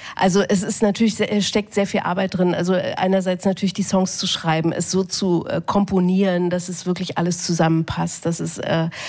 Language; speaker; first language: German; native; German